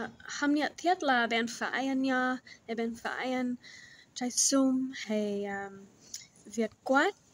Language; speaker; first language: Vietnamese; early bilingual, heritage; Vietnamese